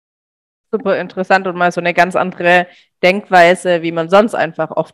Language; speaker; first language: German; native; German